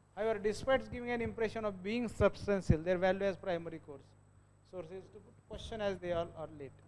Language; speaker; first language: English; non-native, local second language; Marathi